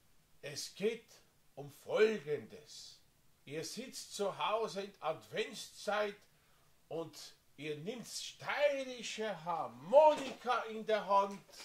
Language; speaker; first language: German; non-native, fluent; Slovenian